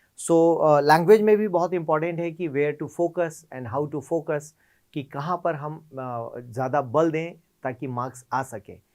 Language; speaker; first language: Hindi; native; Hindi